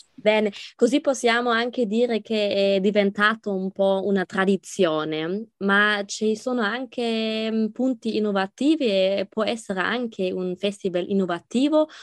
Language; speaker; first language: Italian; non-native, fluent; German